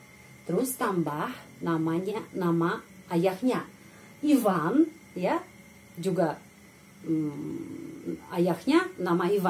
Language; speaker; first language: Indonesian; non-native, fluent; Russian